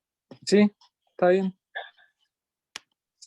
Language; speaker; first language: Spanish; native; Spanish